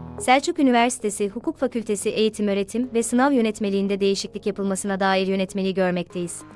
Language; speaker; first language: Turkish; native; Turkish